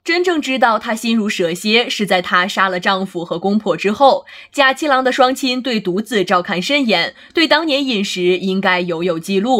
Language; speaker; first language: Chinese; native; Chinese